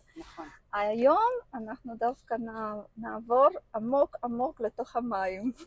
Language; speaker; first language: Hebrew; non-native, fluent; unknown